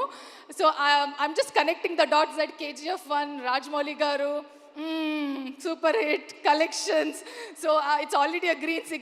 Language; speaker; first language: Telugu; non-native, learner; Kannada